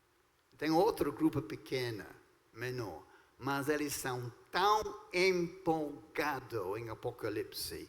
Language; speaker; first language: Portuguese; non-native, fluent; English